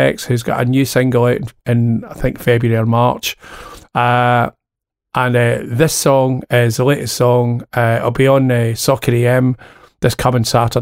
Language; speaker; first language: English; native; English